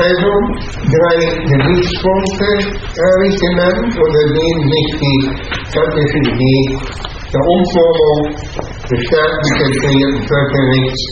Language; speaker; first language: German; native; German